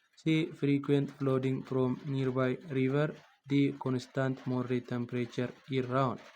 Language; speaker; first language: English; non-native, local second language; Amharic